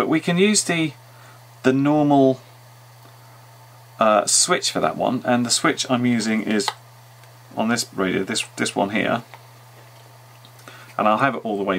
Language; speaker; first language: English; native; English